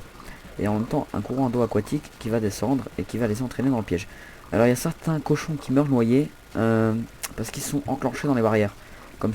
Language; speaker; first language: French; native; French